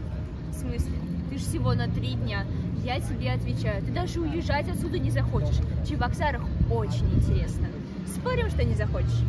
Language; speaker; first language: Russian; native; Russian